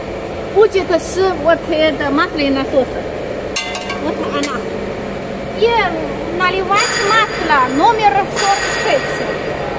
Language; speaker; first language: Russian; non-native, learner; Chinese